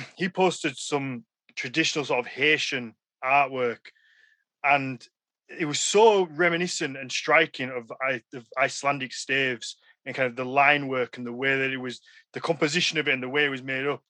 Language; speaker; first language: English; native; English